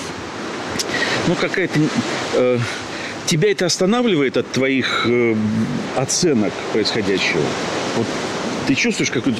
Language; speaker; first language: Russian; native; Russian